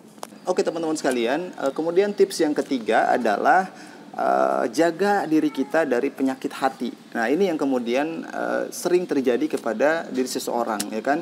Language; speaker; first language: Indonesian; native; Indonesian